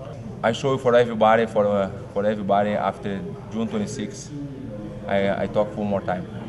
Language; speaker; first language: English; non-native, learner; Portuguese